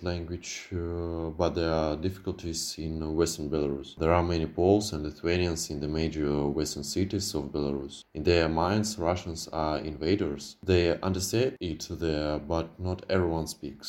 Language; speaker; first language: English; non-native, fluent; Belarusian